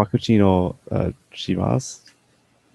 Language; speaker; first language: Japanese; non-native, learner; English